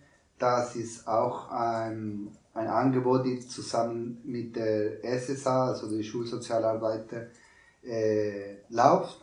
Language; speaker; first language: German; non-native, learner; Spanish